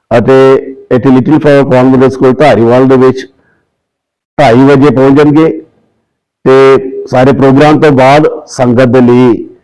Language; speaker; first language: Punjabi; non-native, local second language; Malayalam